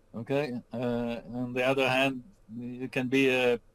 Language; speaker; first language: English; non-native, fluent; Hebrew